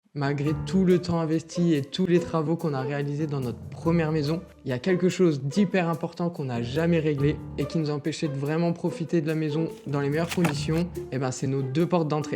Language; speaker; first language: French; native; French